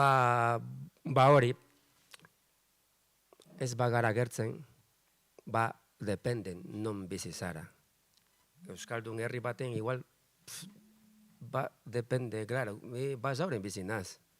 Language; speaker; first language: Basque; non-native, learner; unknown